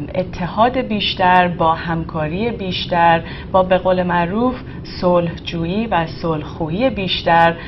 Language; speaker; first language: Persian; native; Persian